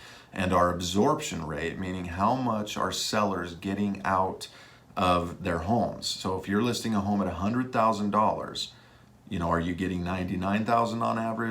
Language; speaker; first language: English; native; English